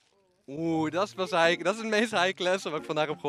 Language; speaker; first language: Dutch; native; Dutch